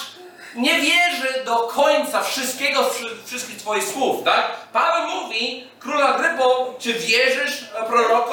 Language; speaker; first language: Polish; non-native, fluent; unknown